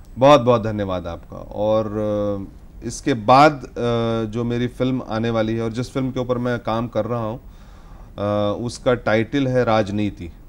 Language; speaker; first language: Hindi; native; Hindi